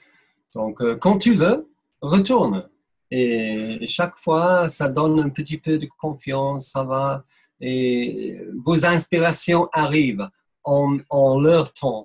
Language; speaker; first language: French; non-native, fluent; English